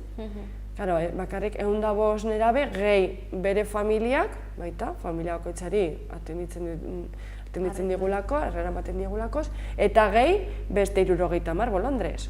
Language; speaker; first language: Basque; native; Basque